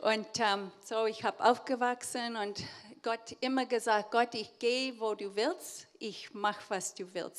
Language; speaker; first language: German; early bilingual, heritage; English